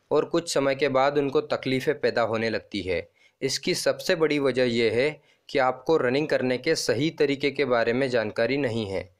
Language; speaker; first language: Hindi; non-native, local second language; Marathi